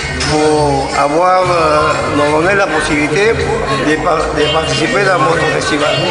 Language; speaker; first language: French; non-native, fluent; Spanish